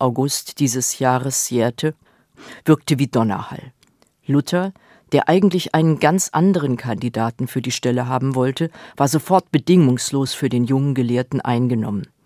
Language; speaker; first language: German; native; German